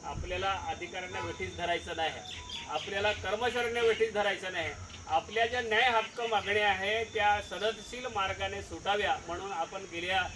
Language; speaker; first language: Marathi; non-native, local second language; Bhili